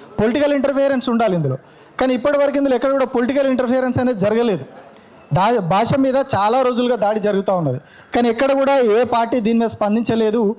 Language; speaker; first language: Telugu; native; Telugu